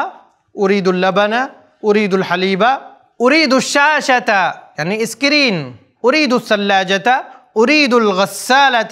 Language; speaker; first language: Arabic; non-native, fluent; Urdu